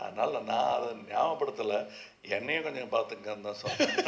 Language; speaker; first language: Tamil; native; Tamil